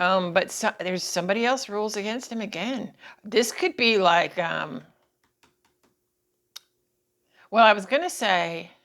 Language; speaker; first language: English; native; English